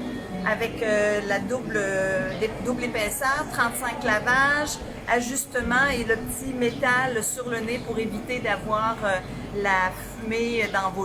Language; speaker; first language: French; native; French